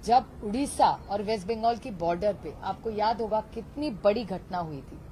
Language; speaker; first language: Hindi; non-native, local second language; Marathi